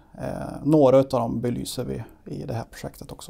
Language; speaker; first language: Swedish; native; Swedish